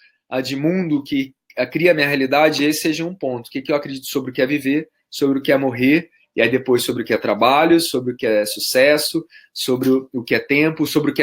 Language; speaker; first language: Portuguese; native; Portuguese